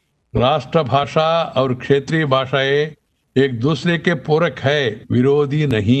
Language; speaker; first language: Hindi; non-native, local second language; Telugu